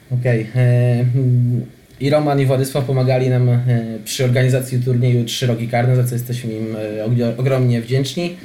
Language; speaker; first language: Polish; native; Polish